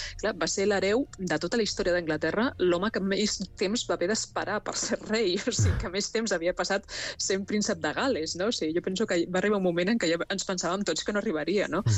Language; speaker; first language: Catalan; non-native, local second language; Spanish